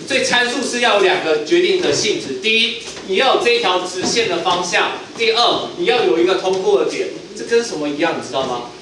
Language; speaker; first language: Chinese; native; Chinese